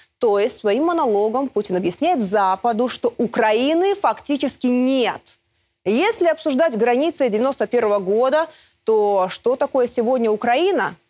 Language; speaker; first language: Russian; native; Russian